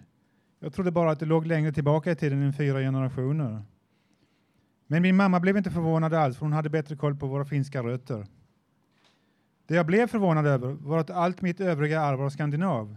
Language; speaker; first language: Swedish; native; Swedish